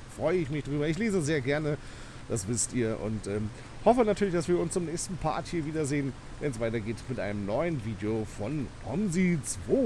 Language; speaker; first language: German; native; German